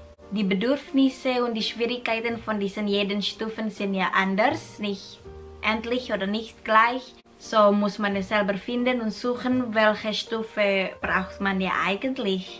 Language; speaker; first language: German; non-native, fluent; Indonesian